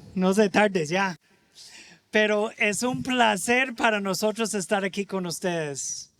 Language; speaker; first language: Spanish; non-native, fluent; English